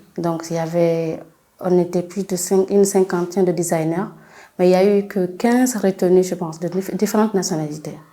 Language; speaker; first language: French; non-native, local second language; Fula